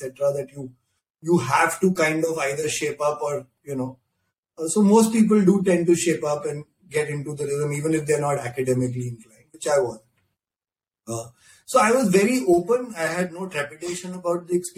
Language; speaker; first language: English; non-native, local second language; Hindi